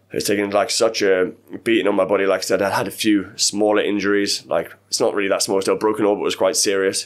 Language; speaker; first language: English; native; English